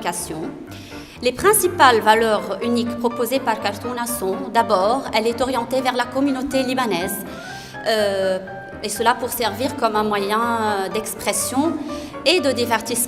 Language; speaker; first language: French; non-native, local second language; Arabic